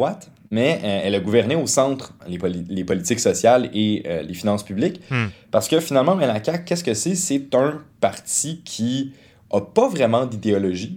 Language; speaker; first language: French; native; French